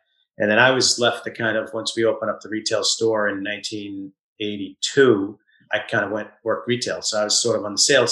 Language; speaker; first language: English; native; English